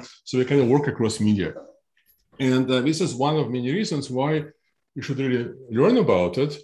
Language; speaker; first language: English; non-native, fluent; Russian